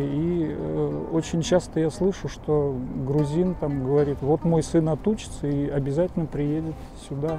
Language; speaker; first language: Russian; native; Russian